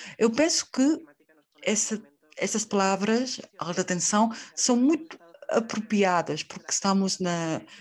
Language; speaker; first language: Portuguese; non-native, fluent; Spanish